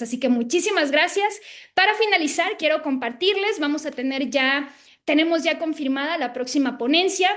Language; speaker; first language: Spanish; native; Spanish